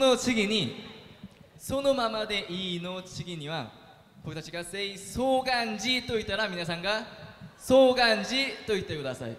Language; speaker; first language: Japanese; non-native, learner; Korean